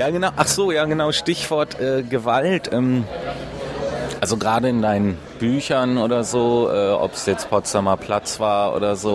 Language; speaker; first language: German; native; German